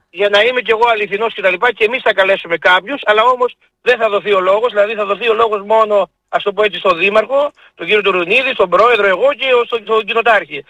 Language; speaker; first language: Greek; native; Greek